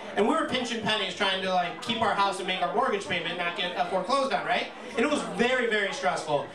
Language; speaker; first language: English; native; English